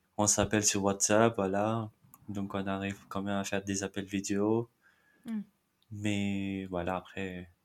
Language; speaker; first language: French; non-native, fluent; Marathi